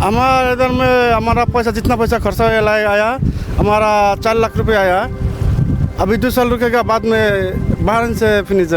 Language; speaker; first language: Hindi; non-native, learner; Bangla